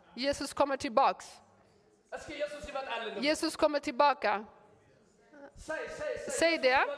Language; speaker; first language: Swedish; non-native, fluent; Amharic